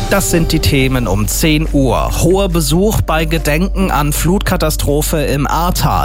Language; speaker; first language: German; native; German